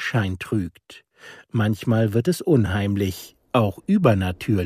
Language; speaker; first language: German; native; German